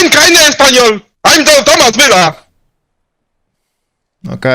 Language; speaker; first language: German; non-native, learner; Polish